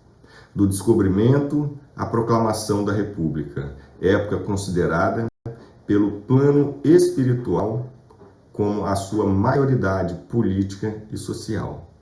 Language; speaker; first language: Portuguese; native; Portuguese